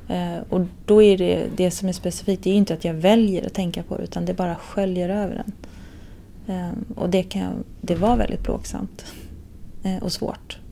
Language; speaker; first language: Swedish; native; Swedish